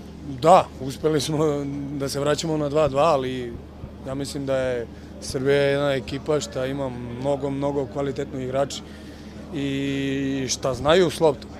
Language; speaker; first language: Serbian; early bilingual, heritage; German